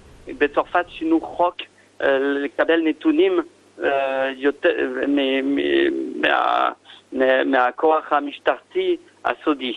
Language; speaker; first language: Hebrew; non-native, fluent; French